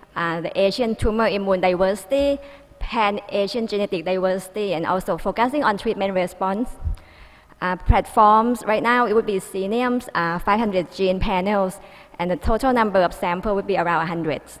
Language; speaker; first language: English; non-native, fluent; Thai